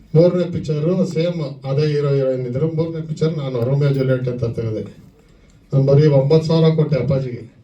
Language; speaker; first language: Kannada; native; Kannada